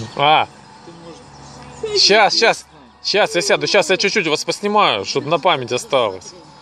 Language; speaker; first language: Russian; native; Russian